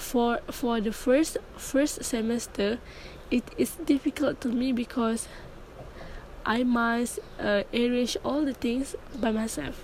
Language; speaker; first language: English; non-native, learner; Malay